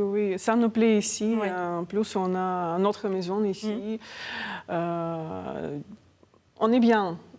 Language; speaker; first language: French; non-native, fluent; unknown